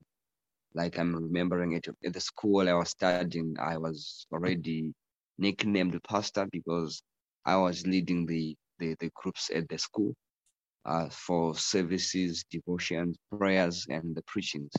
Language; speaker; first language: English; non-native, local second language; Shona